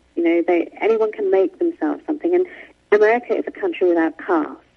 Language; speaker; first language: English; native; English